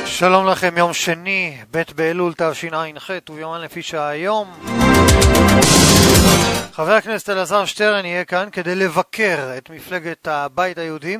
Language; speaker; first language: Hebrew; native; Hebrew